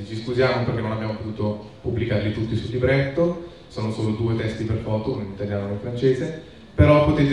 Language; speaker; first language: Italian; native; Italian